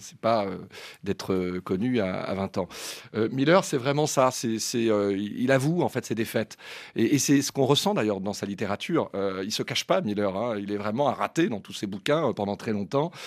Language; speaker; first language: French; native; French